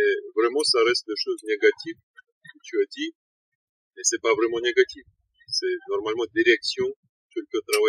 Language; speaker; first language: French; non-native, learner; Russian